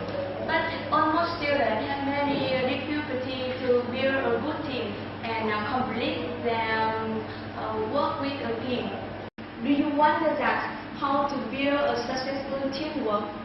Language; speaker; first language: English; non-native, learner; Vietnamese